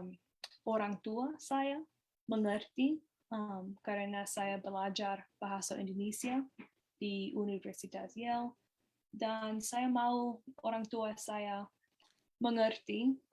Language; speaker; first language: Indonesian; non-native, learner; English